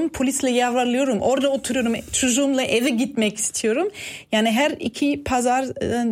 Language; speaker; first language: Turkish; non-native, fluent; German